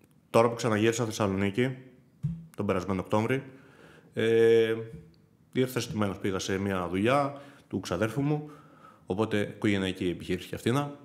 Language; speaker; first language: Greek; native; Greek